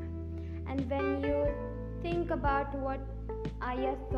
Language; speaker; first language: English; non-native, local second language; Hindi